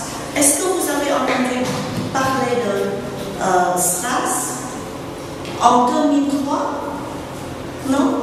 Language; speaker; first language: French; non-native, fluent; Vietnamese